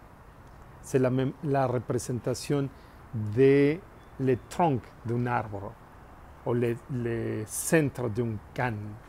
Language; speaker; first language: French; non-native, learner; Spanish